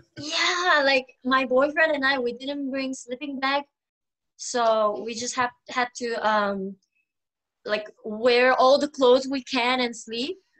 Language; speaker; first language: English; non-native, fluent; Korean